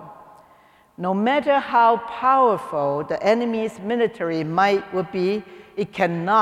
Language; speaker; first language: English; non-native, local second language; Cantonese